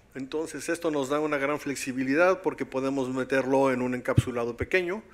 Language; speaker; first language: Spanish; native; Spanish